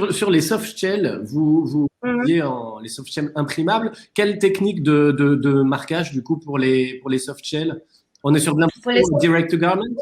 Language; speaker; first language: French; native; French